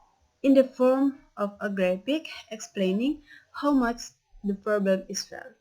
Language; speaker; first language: English; non-native, learner; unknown